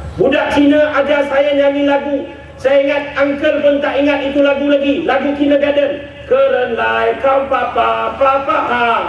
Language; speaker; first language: Malay; native; Malay